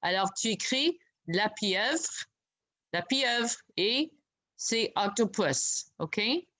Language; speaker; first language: French; non-native, local second language; English